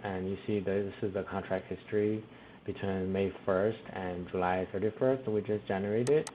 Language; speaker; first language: English; non-native, fluent; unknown